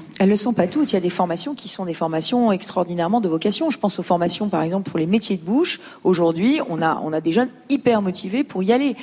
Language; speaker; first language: French; native; French